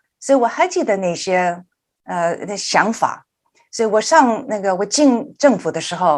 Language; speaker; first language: Chinese; early bilingual, heritage; Chinese